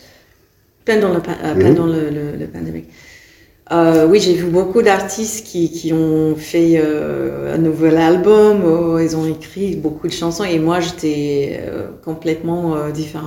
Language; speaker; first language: French; non-native, fluent; English